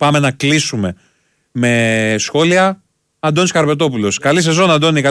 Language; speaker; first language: Greek; native; Greek